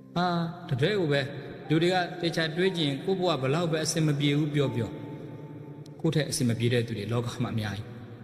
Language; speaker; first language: Burmese; native; Burmese